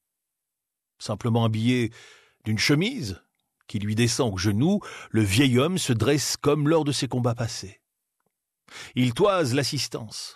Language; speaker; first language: French; native; French